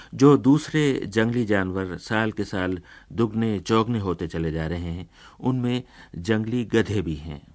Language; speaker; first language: Urdu; native; Urdu